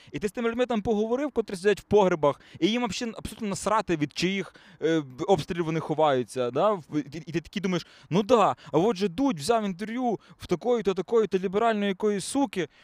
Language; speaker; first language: Ukrainian; native; Ukrainian